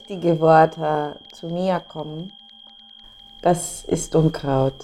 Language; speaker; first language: German; non-native, fluent; English